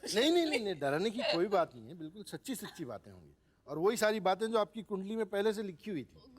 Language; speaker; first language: Hindi; native; Hindi